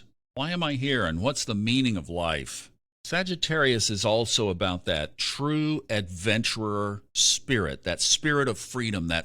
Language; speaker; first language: English; native; English